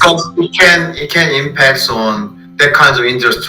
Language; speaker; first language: English; non-native, fluent; Korean